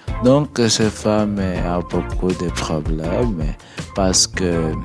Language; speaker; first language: French; non-native, learner; English